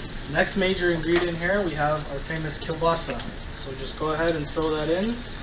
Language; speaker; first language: English; early bilingual, other home language; Polish